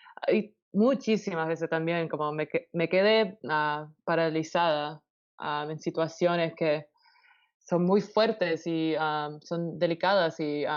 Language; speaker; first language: Spanish; early bilingual, heritage; Spanish